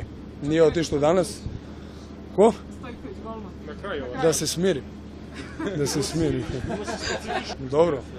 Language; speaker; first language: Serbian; early bilingual, heritage; German